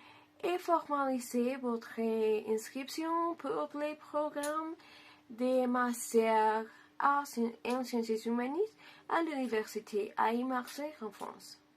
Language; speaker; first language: French; non-native, learner; Spanish